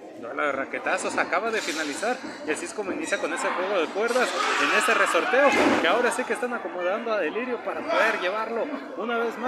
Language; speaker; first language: Spanish; native; Spanish